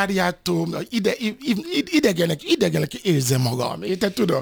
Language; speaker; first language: Hungarian; non-native, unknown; Yoruba